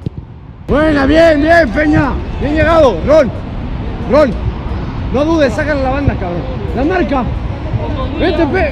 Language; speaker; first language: Spanish; native; Spanish